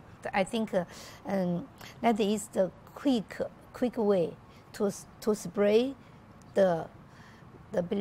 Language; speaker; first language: English; non-native, learner; Chinese